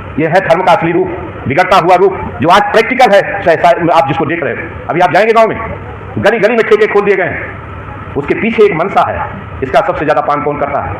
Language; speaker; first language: Hindi; native; Hindi